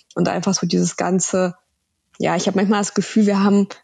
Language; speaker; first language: German; early bilingual, other home language; Russian